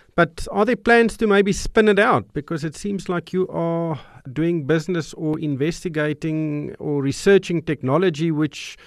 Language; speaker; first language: English; non-native, local second language; Afrikaans